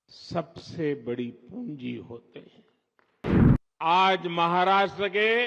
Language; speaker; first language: Hindi; non-native, local second language; Gujarati